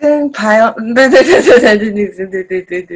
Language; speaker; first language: Chinese; non-native, learner; Japanese